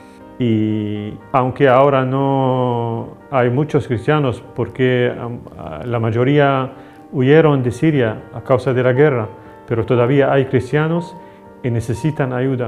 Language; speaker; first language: Spanish; non-native, learner; Arabic